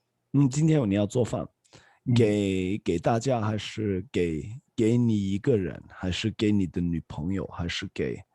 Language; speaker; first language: Chinese; non-native, fluent; Swedish